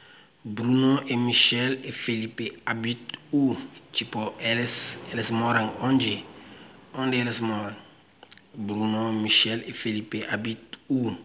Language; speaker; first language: Portuguese; non-native, fluent; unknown